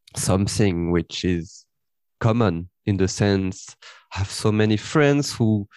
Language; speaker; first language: English; early bilingual, heritage; French